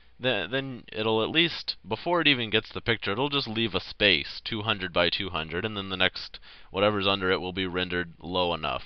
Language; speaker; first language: English; native; English